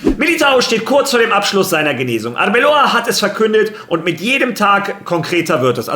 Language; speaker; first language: German; early bilingual, other home language; Spanish